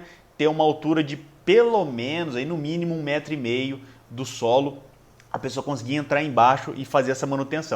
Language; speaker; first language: Portuguese; native; Portuguese